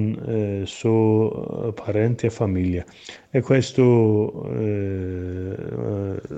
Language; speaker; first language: Italian; non-native, learner; Kurdish